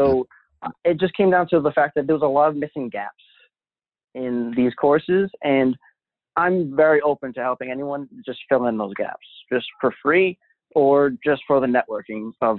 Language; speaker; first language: English; native; English